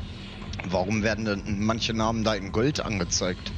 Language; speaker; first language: German; native; German